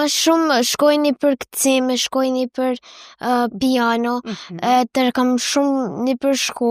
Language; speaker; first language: Albanian; early bilingual, heritage; Albanian